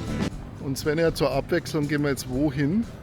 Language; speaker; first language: German; native; German